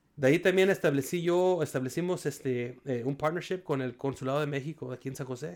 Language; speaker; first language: Spanish; native; Spanish